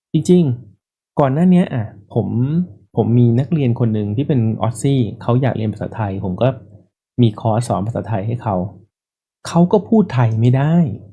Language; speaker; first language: Thai; native; Thai